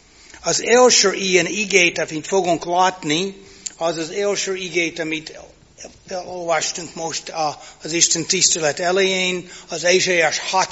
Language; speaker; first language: Hungarian; non-native, fluent; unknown